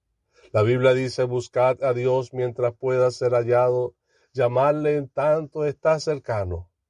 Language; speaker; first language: Spanish; native; Spanish